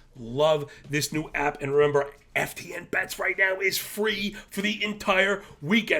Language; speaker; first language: English; native; English